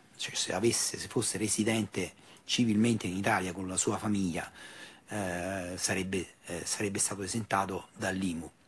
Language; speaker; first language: Italian; native; Italian